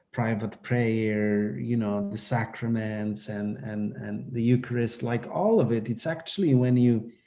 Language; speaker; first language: English; non-native, fluent; Polish